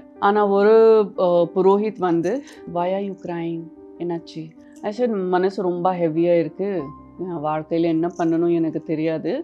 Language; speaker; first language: Tamil; non-native, local second language; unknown